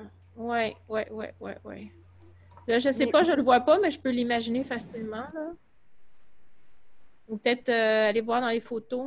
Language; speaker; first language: French; native; French